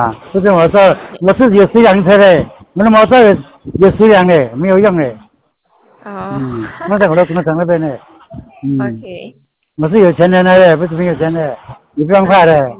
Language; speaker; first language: Chinese; non-native, local second language; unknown